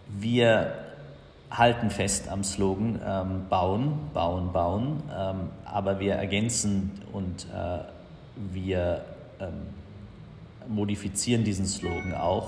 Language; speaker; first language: German; native; German